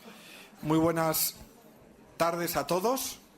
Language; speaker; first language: Spanish; native; Spanish